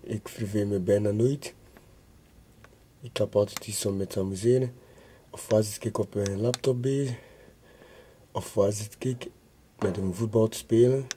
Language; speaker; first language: Dutch; non-native, fluent; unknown